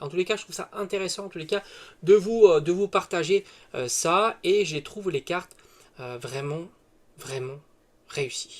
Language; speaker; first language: French; native; French